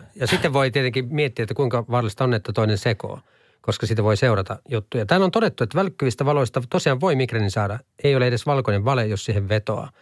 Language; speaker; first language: Finnish; native; Finnish